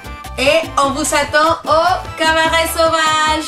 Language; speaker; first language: French; non-native, fluent; Spanish